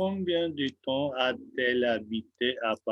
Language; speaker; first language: French; non-native, fluent; Hindi